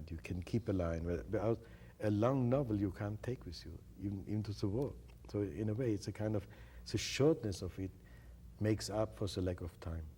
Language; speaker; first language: English; non-native, fluent; German